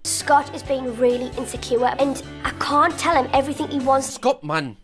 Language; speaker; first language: English; native; English